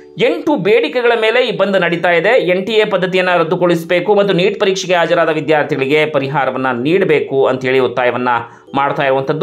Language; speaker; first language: Kannada; native; Kannada